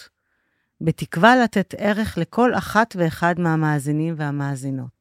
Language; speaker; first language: Hebrew; native; Hebrew